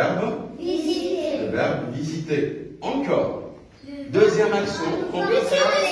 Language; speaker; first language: French; non-native, local second language; Arabic